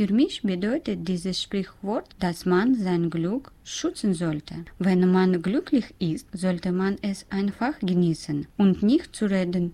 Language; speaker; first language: German; non-native, learner; Russian